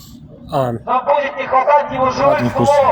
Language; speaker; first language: Russian; native; Russian